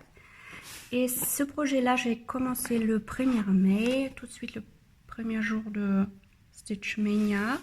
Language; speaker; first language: French; non-native, learner; German